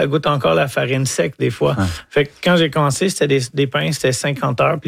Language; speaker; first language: French; native; French